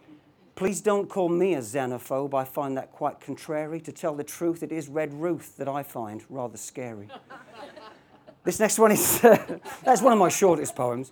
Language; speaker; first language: English; native; English